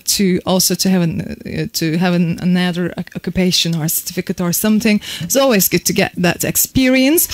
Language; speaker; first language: English; non-native, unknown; Turkish